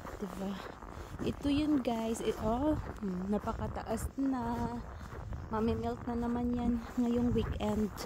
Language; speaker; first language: Filipino; native; Filipino